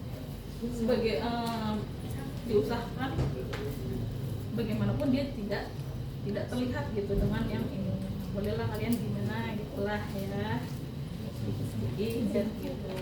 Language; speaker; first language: Indonesian; native; Indonesian